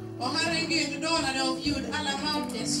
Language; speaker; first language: Swedish; non-native, fluent; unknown